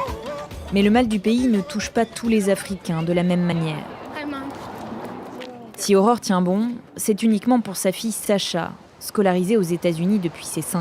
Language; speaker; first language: French; native; French